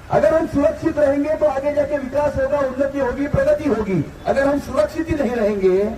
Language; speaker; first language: Hindi; non-native, local second language; Marathi